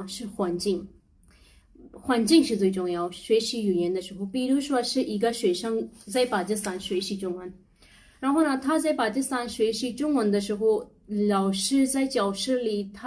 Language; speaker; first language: Chinese; non-native, learner; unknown